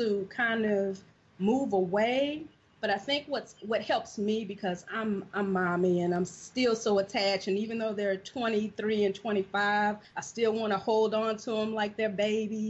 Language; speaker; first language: English; native; English